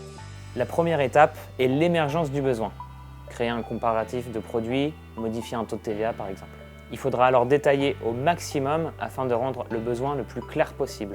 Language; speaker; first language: French; native; French